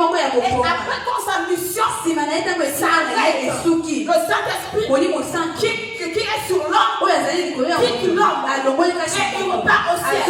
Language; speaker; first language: French; non-native, local second language; Lingala